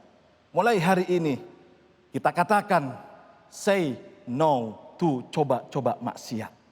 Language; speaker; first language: Indonesian; native; Indonesian